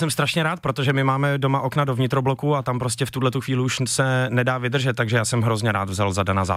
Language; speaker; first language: Czech; native; Czech